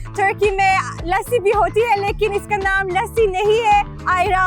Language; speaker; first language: Hindi; non-native, learner; Turkish